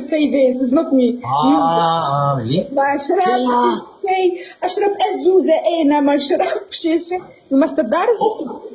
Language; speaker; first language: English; non-native, learner; Arabic